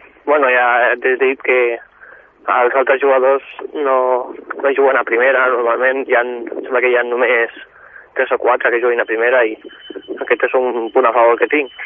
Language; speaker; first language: Catalan; native; Catalan